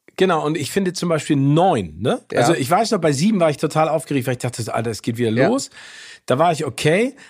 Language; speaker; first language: German; native; German